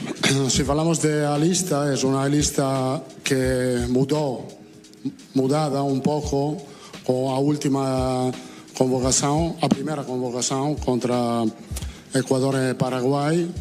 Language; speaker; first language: Portuguese; non-native, learner; Italian